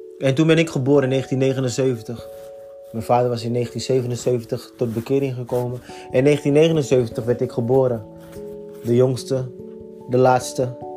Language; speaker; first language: Dutch; native; Dutch